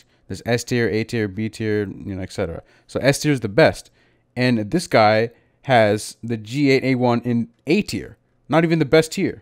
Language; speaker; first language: English; native; English